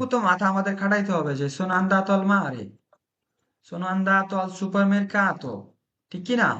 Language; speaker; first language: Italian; non-native, fluent; Bangla